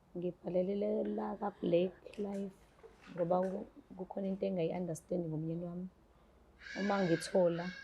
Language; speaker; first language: Zulu; native; Zulu